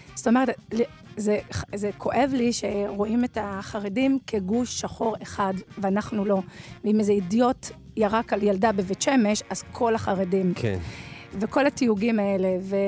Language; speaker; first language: Hebrew; native; Hebrew